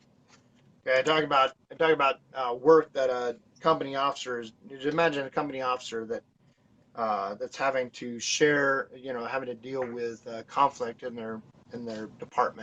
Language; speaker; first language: English; native; English